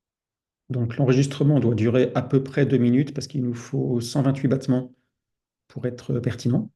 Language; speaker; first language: French; native; French